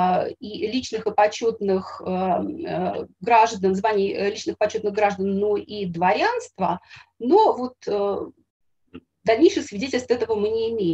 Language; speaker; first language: Russian; native; Russian